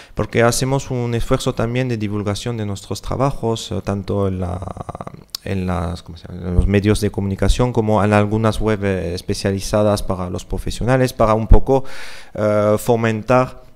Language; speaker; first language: Spanish; non-native, fluent; French